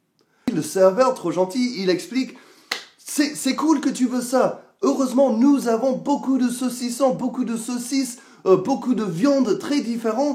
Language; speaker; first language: French; non-native, fluent; English